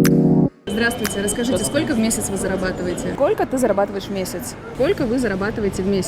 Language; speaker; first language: Russian; native; Russian